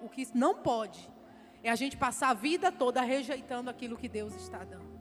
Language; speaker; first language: Portuguese; native; Portuguese